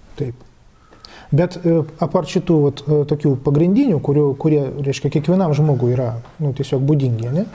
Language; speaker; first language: Lithuanian; non-native, local second language; Russian